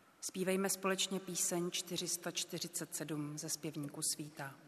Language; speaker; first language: Czech; native; Czech